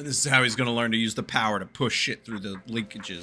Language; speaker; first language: English; native; English